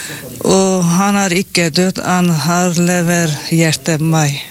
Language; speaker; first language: Norwegian; non-native, learner; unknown